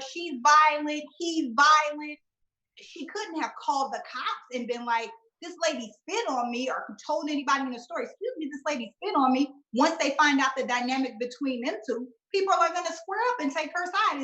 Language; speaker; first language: English; native; English